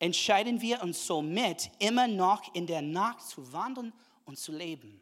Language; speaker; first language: German; non-native, fluent; English